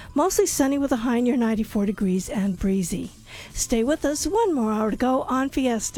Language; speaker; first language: English; native; English